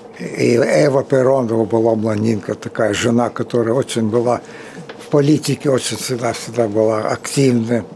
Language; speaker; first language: Russian; early bilingual, heritage; Russian